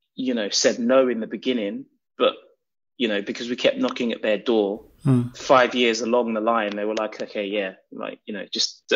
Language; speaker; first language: English; native; English